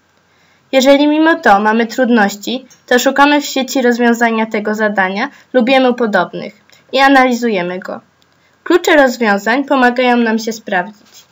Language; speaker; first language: Polish; native; Polish